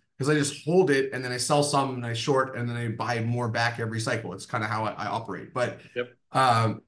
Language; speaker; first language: English; native; English